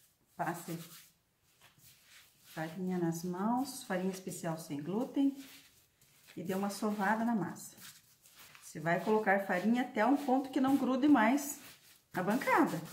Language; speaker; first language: Portuguese; native; Portuguese